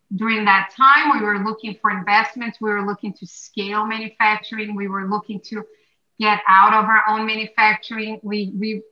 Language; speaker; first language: English; non-native, fluent; Portuguese